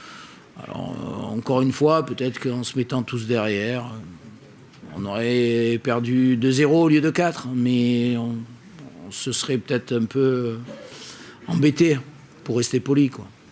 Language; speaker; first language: French; native; French